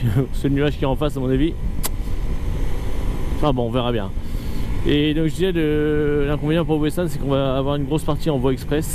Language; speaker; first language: French; native; French